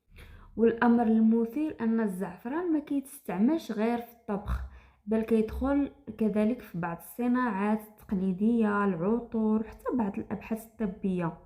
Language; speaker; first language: Arabic; native; Arabic